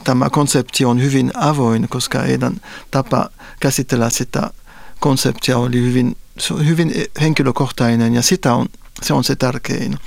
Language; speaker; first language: Finnish; non-native, fluent; French